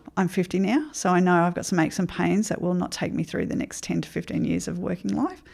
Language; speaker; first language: English; native; English